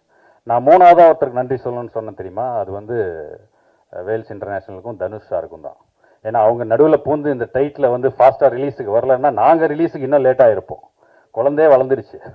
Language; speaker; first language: Tamil; native; Tamil